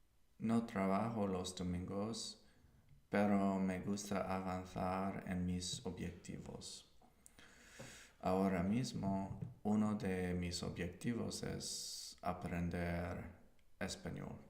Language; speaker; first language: Spanish; non-native, learner; English